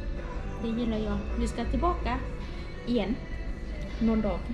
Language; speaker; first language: Swedish; non-native, learner; Thai